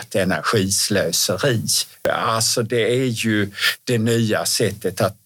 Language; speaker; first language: Swedish; native; Swedish